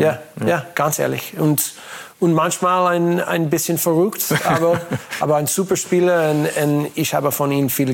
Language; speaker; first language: German; non-native, learner; English